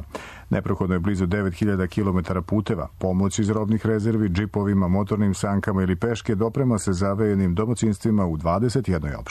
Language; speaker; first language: Croatian; native; Croatian